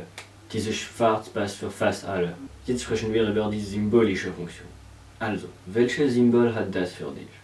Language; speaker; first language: German; non-native, learner; French